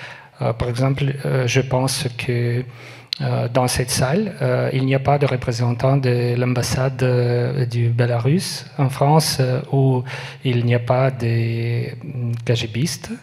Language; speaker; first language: French; non-native, learner; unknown